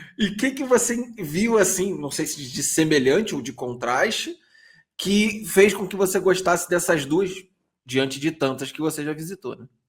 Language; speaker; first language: Portuguese; native; Portuguese